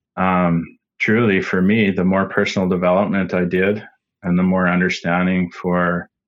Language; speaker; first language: English; native; English